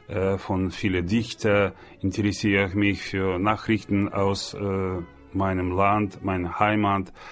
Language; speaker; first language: German; non-native, learner; Russian